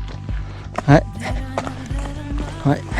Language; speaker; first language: French; native; French